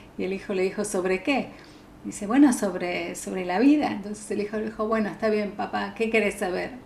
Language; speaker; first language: Spanish; native; Spanish